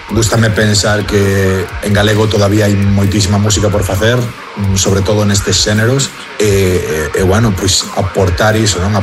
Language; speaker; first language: Galician; non-native, local second language; Spanish